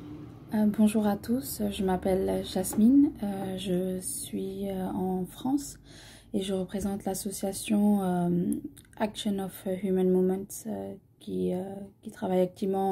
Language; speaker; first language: French; early bilingual, other home language; Tamil